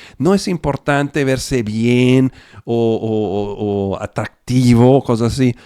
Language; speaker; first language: Spanish; non-native, fluent; Italian